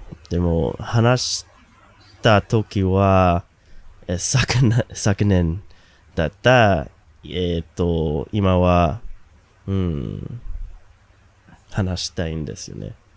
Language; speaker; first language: Japanese; non-native, learner; English